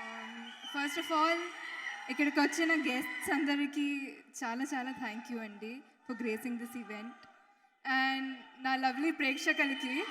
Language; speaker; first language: Telugu; non-native, fluent; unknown